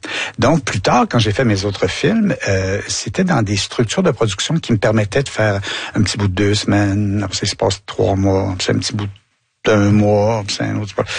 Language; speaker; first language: French; native; French